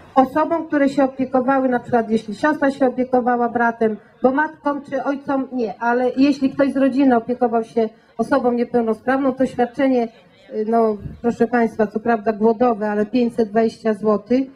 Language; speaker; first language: Polish; native; Polish